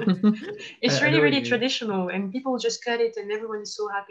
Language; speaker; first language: English; non-native, fluent; French